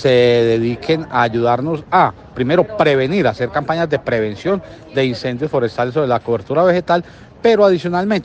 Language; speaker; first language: Spanish; native; Spanish